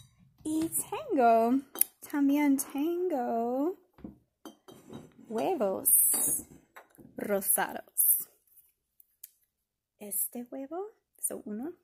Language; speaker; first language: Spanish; non-native, fluent; English